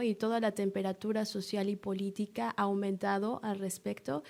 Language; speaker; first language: Spanish; native; Spanish